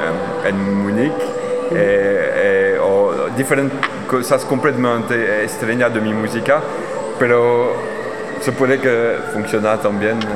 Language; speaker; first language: Spanish; non-native, learner; French